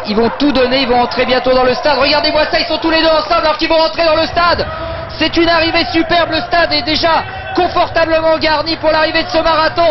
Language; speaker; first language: French; native; French